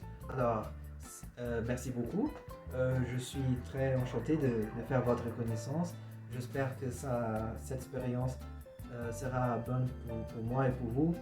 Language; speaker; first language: French; non-native, learner; Portuguese